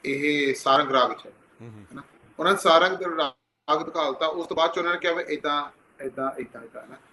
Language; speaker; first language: Punjabi; early bilingual, heritage; Punjabi